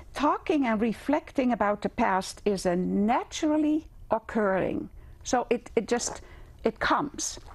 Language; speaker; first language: English; non-native, fluent; Dutch